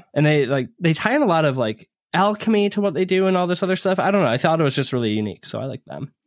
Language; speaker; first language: English; native; English